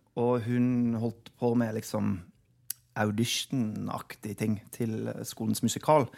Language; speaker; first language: Norwegian; non-native, fluent; English